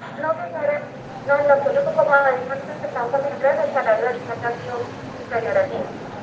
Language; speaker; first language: Spanish; native; Spanish